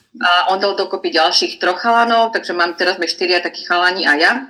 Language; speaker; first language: Slovak; non-native, fluent; Croatian